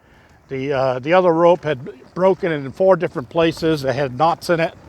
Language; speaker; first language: English; native; English